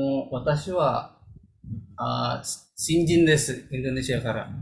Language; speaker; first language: Japanese; non-native, learner; Indonesian